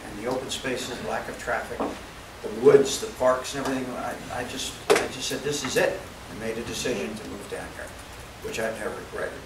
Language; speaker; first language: English; native; English